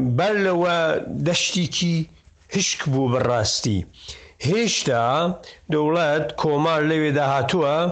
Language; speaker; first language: Central Kurdish; non-native, local second language; Southern Kurdish